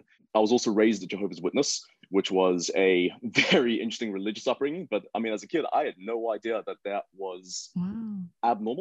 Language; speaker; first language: English; native; English